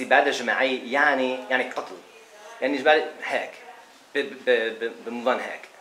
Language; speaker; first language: Arabic; non-native, learner; English